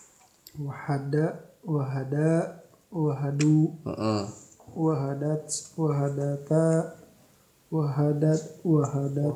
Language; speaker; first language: Arabic; non-native, learner; Indonesian